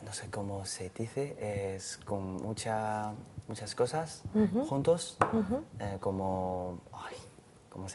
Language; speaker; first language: Spanish; non-native, learner; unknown